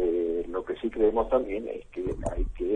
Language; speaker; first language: Spanish; native; Spanish